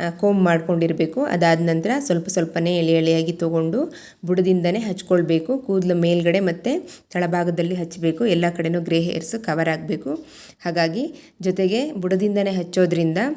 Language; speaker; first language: Kannada; native; Kannada